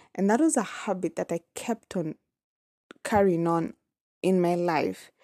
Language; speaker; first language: English; non-native, local second language; Kamba